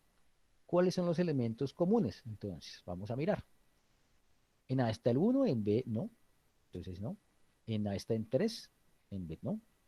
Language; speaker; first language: Spanish; native; Spanish